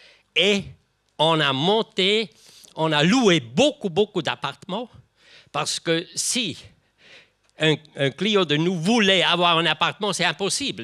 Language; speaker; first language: French; non-native, local second language; German